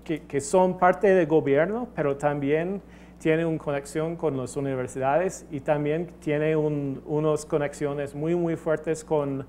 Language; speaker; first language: Spanish; non-native, fluent; English